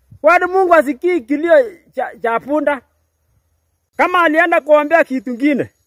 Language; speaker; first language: Swahili; non-native, local second language; Kalenjin